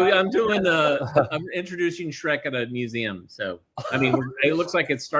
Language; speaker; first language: English; native; English